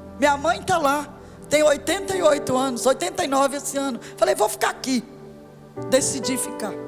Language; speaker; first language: Portuguese; native; Portuguese